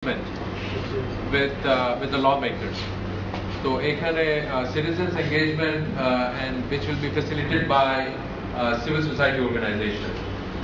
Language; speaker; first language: English; non-native, local second language; Bangla